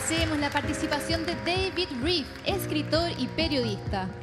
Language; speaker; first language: Spanish; native; Spanish